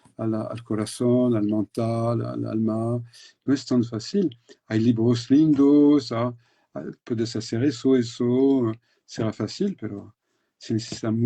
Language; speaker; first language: Spanish; non-native, fluent; French